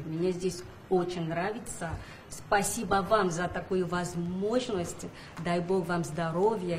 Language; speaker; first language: Russian; non-native, fluent; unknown